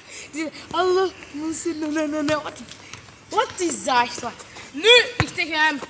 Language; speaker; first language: Dutch; non-native, local second language; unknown